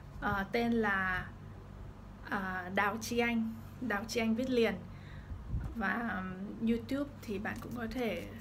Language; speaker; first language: Vietnamese; early bilingual, heritage; Vietnamese